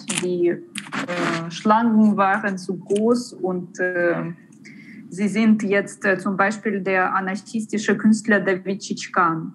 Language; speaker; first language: German; non-native, fluent; Ukrainian